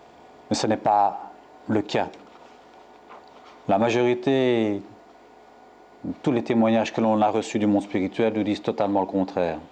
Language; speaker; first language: French; native; French